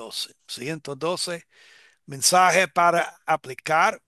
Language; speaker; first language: Spanish; non-native, fluent; English